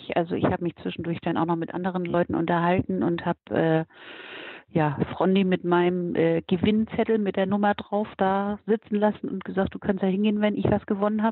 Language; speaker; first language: German; native; German